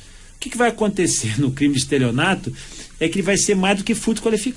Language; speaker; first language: Portuguese; native; Portuguese